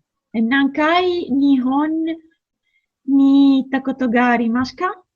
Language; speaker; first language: Japanese; non-native, learner; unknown